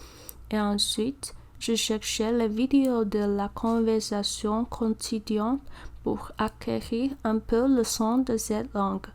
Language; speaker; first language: French; non-native, learner; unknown